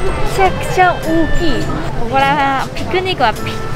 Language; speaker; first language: Japanese; non-native, fluent; Chinese